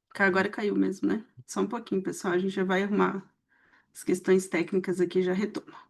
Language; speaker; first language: Portuguese; native; Portuguese